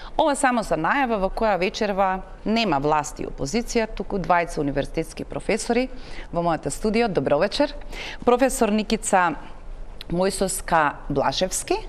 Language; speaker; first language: Macedonian; native; Macedonian